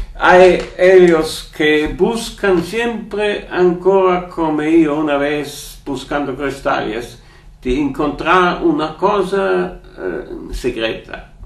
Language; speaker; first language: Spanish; non-native, learner; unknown